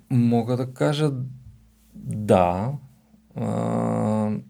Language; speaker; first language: Bulgarian; native; Bulgarian